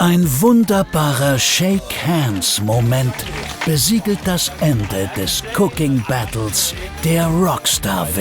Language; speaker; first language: German; native; German